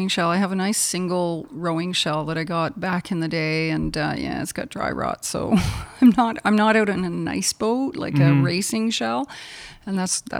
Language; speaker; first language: English; native; English